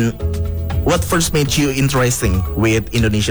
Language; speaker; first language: English; non-native, fluent; Indonesian